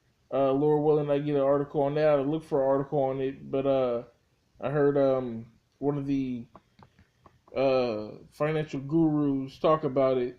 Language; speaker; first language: English; native; English